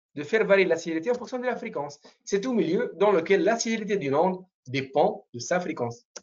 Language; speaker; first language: French; non-native, local second language; Arabic